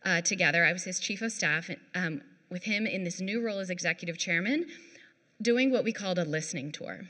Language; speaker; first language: English; native; English